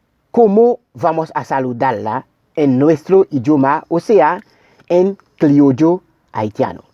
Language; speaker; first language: Spanish; non-native, learner; Haitian Creole